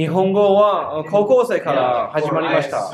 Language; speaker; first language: Japanese; non-native, learner; Chinese